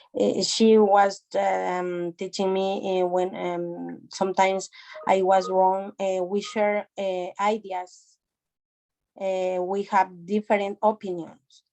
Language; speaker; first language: English; non-native, learner; Spanish